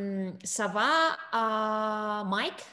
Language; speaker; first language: French; non-native, learner; Russian